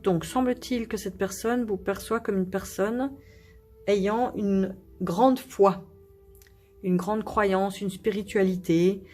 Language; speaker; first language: French; native; French